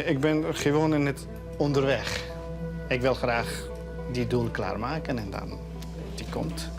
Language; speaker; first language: Dutch; non-native, learner; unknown